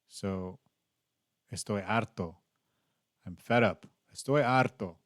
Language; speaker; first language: Spanish; non-native, learner; English